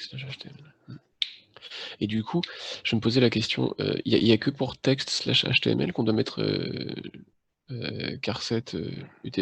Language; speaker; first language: French; native; French